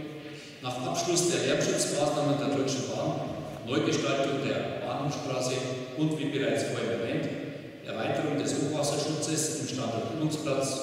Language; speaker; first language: German; native; German